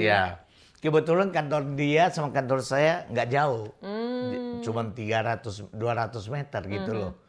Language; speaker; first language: Indonesian; non-native, local second language; Min Nan Chinese